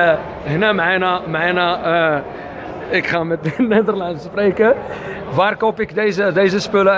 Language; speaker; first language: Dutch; non-native, fluent; Arabic